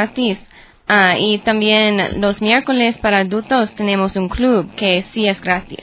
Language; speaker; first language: Spanish; non-native, learner; English